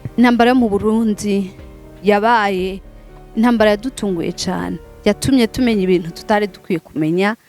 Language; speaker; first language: Rundi; non-native, local second language; Swahili